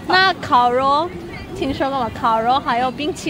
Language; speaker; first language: Chinese; non-native, learner; Turkish